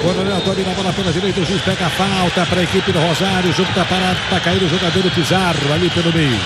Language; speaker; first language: Portuguese; native; Portuguese